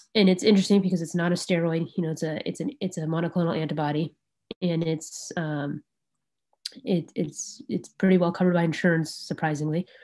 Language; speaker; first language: English; native; English